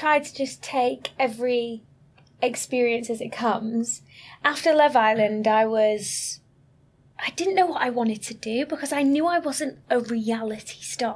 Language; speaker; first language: English; native; English